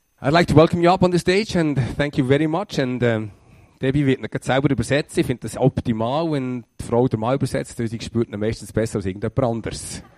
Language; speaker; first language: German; native; German